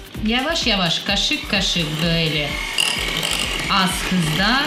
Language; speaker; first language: Turkish; non-native, learner; Russian